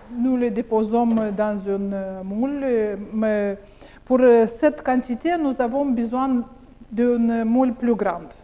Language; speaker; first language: French; non-native, learner; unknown